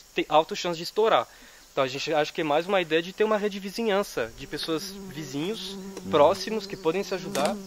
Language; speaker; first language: Portuguese; non-native, fluent; French